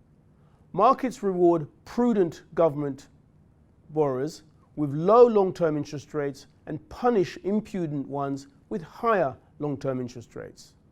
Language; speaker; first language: English; native; English